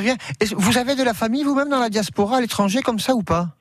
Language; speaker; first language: French; native; French